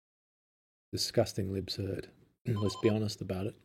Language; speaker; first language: English; native; English